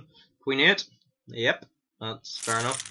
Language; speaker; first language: English; native; English